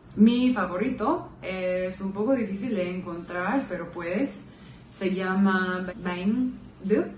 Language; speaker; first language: Spanish; non-native, fluent; English